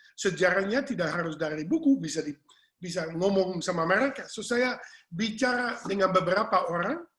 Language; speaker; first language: Indonesian; non-native, fluent; English